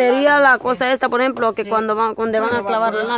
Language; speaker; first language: Spanish; native; Spanish